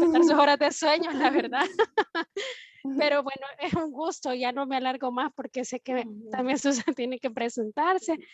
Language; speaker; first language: Spanish; native; Spanish